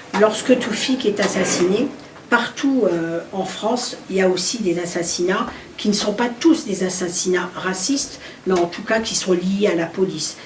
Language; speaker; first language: French; early bilingual, other home language; Arabic